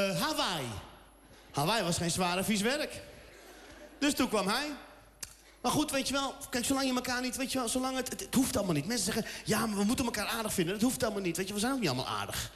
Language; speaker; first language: Dutch; early bilingual, other home language; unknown